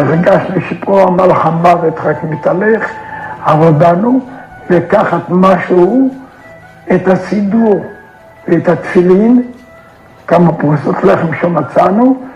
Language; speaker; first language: Hebrew; non-native, fluent; Yiddish